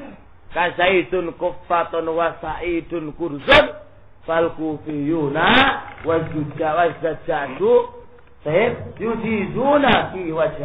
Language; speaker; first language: Arabic; non-native, fluent; Indonesian